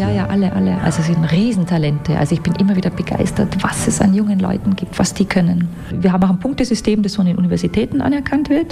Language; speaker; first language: German; native; German